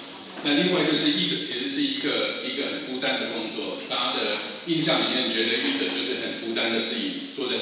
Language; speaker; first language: Chinese; native; Chinese